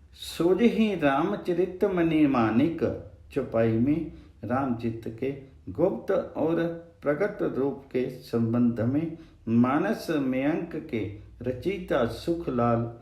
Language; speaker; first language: Hindi; native; Hindi